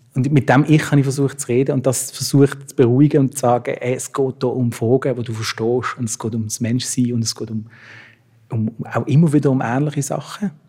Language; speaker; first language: German; native; German